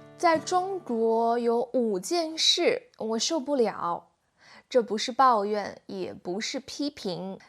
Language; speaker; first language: Chinese; native; Chinese